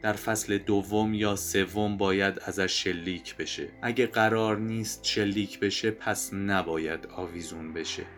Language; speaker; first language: Persian; native; Persian